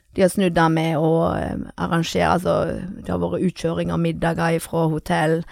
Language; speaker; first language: Norwegian; native; Norwegian